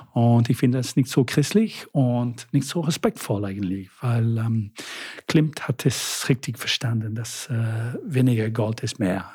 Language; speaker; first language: German; non-native, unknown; English